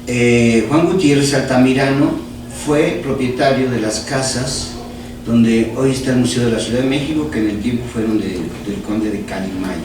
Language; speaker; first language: Spanish; native; Spanish